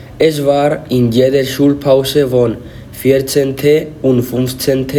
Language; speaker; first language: German; non-native, learner; Spanish